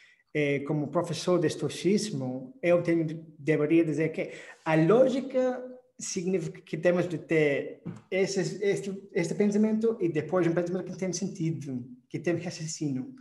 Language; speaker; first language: Portuguese; non-native, fluent; English